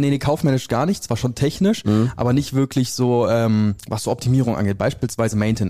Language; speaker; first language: German; native; German